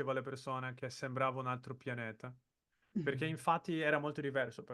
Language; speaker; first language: Italian; non-native, fluent; Portuguese